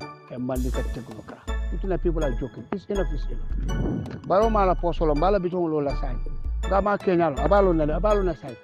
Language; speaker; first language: English; non-native, local second language; Mandingo